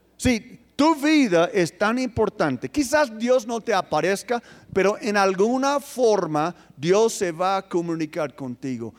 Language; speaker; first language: Spanish; non-native, fluent; English